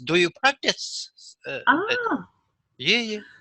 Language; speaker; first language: English; non-native, learner; Russian